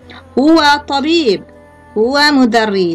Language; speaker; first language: Arabic; non-native, fluent; Indonesian